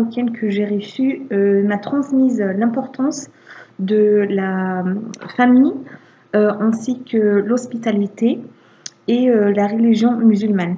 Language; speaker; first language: French; non-native, fluent; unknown